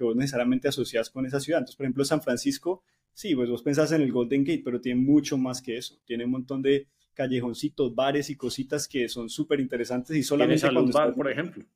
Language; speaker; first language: Spanish; native; Spanish